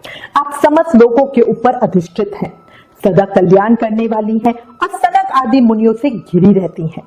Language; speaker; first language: Hindi; native; Hindi